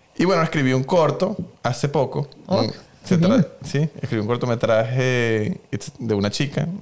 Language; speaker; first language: Spanish; native; Spanish